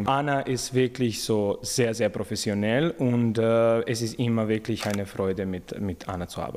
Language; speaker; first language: German; non-native, fluent; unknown